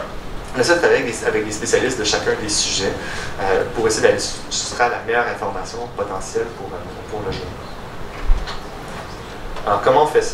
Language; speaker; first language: French; native; French